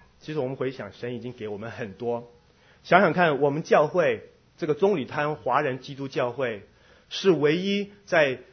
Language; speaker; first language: Chinese; non-native, fluent; Korean